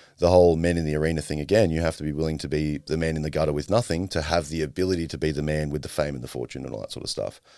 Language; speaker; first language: English; native; English